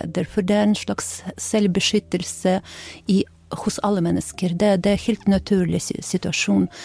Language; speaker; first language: Norwegian; non-native, fluent; Ukrainian